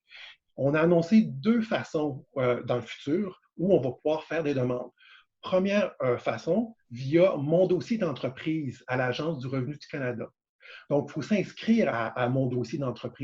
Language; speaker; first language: French; native; French